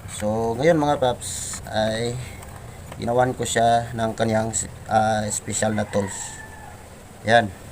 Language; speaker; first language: Filipino; non-native, local second language; Cebuano